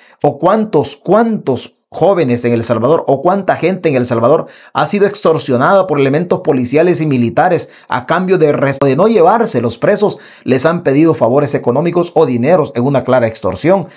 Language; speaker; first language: Spanish; native; Spanish